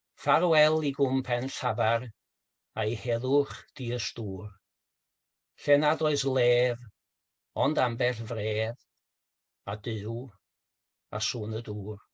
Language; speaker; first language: Welsh; native; Welsh